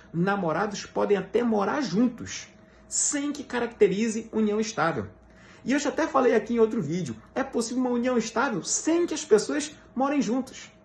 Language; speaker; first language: Portuguese; native; Portuguese